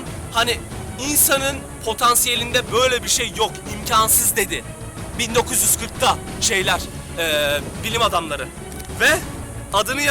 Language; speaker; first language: Turkish; native; Turkish